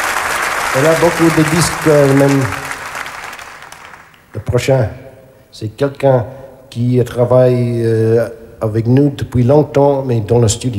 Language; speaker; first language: French; non-native, learner; English